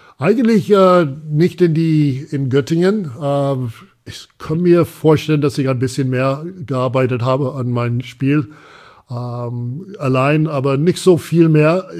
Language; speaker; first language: German; early bilingual, heritage; English